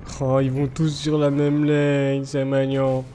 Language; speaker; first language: French; native; French